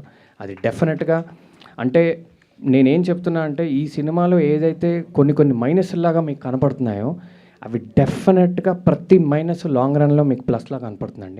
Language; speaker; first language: Telugu; native; Telugu